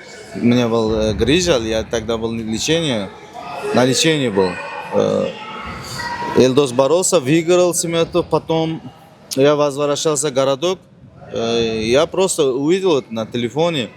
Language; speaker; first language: Russian; non-native, learner; Uzbek